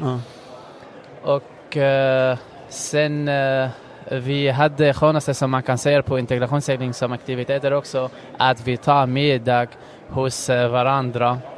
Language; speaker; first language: Swedish; non-native, fluent; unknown